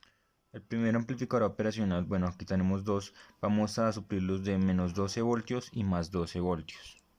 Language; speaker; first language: Spanish; native; Spanish